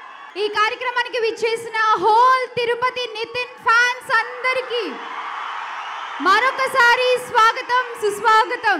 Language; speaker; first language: Telugu; native; Telugu